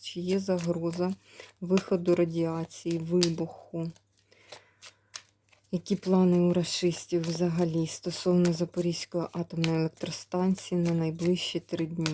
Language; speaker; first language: Ukrainian; native; Ukrainian